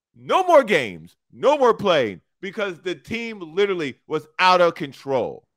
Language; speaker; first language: English; native; English